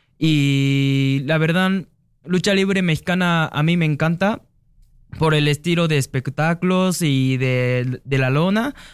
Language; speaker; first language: Spanish; non-native, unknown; Japanese